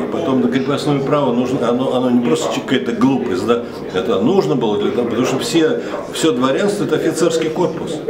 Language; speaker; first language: Russian; native; Russian